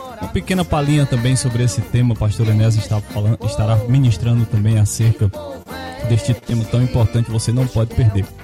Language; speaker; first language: Portuguese; native; Portuguese